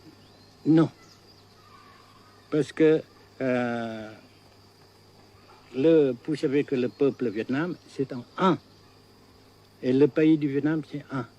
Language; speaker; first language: French; non-native, fluent; Vietnamese